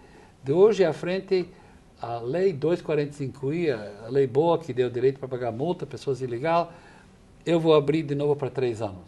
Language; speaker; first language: Portuguese; non-native, fluent; English